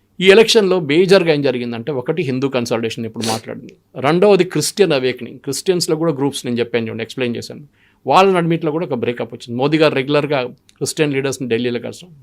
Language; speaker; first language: Telugu; non-native, local second language; Malayalam